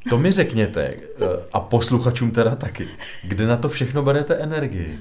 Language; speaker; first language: Czech; native; Czech